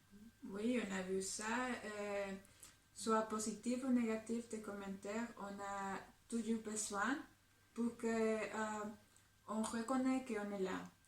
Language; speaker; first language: French; non-native, fluent; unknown